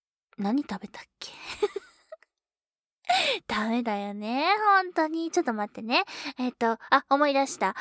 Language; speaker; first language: Japanese; native; Japanese